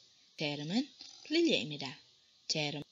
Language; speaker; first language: Korean; non-native, learner; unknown